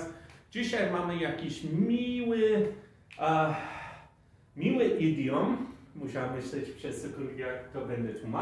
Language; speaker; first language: Polish; non-native, fluent; English